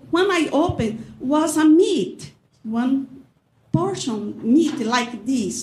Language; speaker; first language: English; non-native, learner; Portuguese